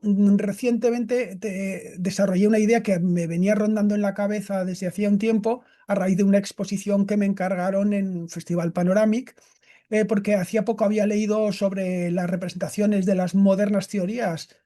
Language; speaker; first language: Spanish; native; Spanish